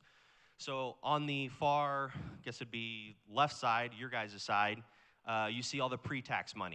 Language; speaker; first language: English; native; English